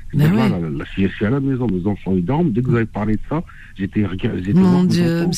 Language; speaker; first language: French; non-native, local second language; Arabic